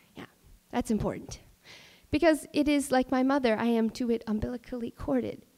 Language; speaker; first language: English; native; English